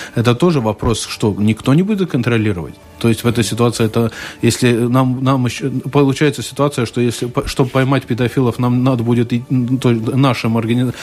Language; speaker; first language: Russian; non-native, local second language; Latvian